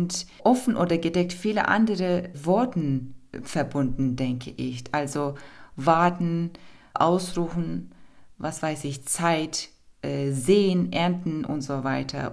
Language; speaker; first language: German; non-native, fluent; Turkish